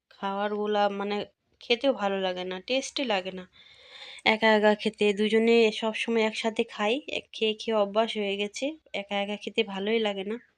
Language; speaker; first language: Bangla; non-native, local second language; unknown